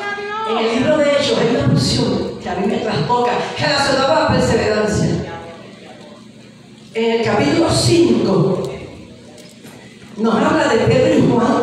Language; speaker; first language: Spanish; native; Spanish